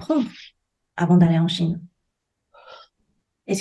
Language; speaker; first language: French; non-native, fluent; Chinese